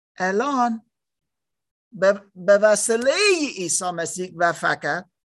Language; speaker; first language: Persian; non-native, learner; German